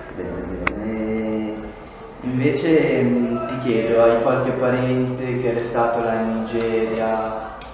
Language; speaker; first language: Italian; native; Italian